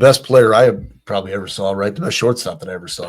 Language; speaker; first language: English; native; English